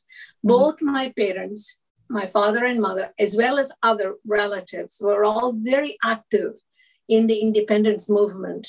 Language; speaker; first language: English; non-native, local second language; Malayalam